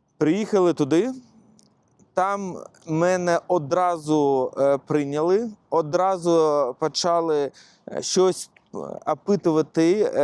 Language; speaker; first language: Ukrainian; non-native, local second language; Russian